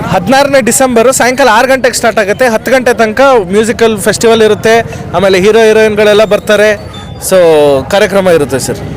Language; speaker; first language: Kannada; native; Kannada